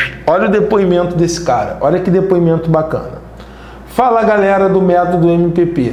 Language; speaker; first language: Portuguese; native; Portuguese